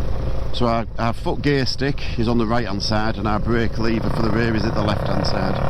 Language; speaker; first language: English; native; English